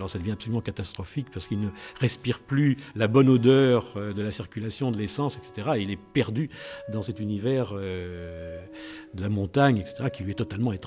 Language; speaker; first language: French; native; French